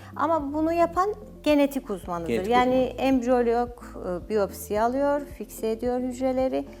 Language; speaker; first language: Turkish; native; Turkish